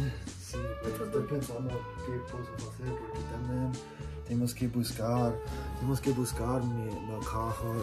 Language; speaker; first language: Portuguese; non-native, learner; English